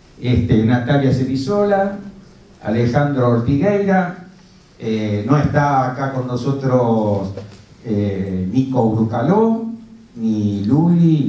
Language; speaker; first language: Spanish; native; Spanish